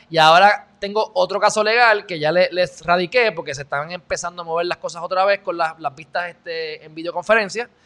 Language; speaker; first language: Spanish; native; Spanish